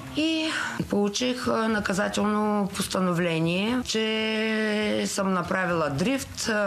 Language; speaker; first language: Bulgarian; native; Bulgarian